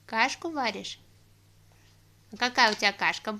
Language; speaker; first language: Russian; native; Russian